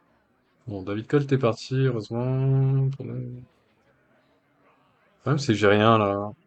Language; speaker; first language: French; native; French